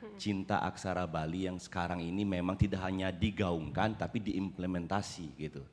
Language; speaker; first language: Indonesian; native; Indonesian